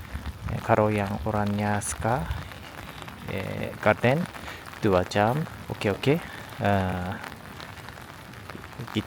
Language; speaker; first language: Indonesian; non-native, learner; Japanese